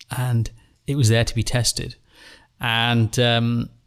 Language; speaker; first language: English; native; English